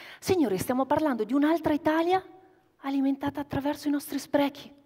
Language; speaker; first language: Italian; native; Italian